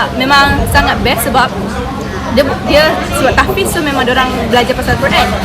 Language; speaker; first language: Malay; native; Malay